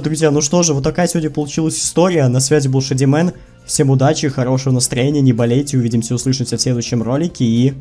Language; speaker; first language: Russian; native; Russian